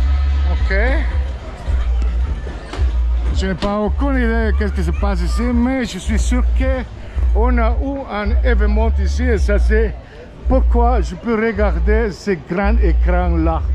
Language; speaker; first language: French; non-native, fluent; Spanish